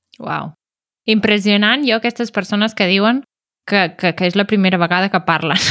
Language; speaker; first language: Catalan; native; Catalan